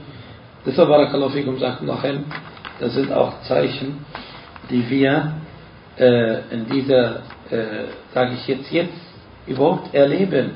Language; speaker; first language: German; non-native, fluent; Arabic